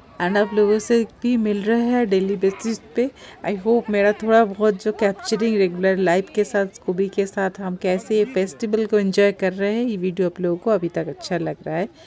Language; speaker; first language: Hindi; non-native, local second language; Bangla